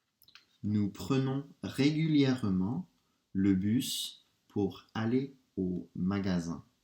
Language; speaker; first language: French; non-native, fluent; English